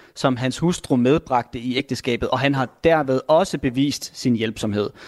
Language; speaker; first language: Danish; native; Danish